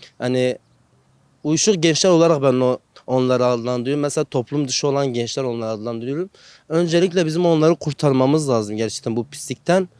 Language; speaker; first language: Turkish; non-native, local second language; Kurdish